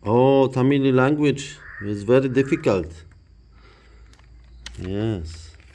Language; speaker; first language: English; non-native, learner; Polish